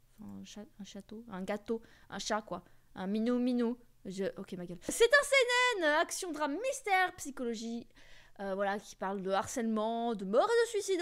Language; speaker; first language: French; native; French